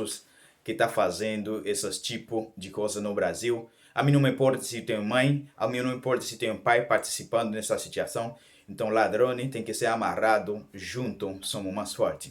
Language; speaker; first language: Portuguese; non-native, learner; Haitian Creole